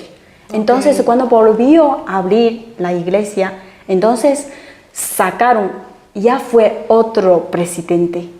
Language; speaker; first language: Spanish; non-native, fluent; Chinese